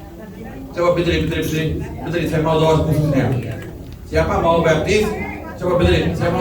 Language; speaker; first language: Indonesian; non-native, learner; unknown